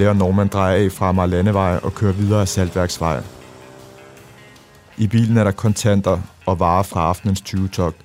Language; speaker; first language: Danish; native; Danish